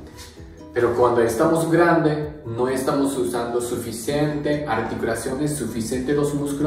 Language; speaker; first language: Spanish; non-native, learner; Japanese